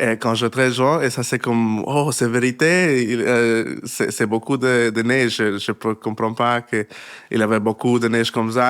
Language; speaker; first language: French; non-native, learner; Spanish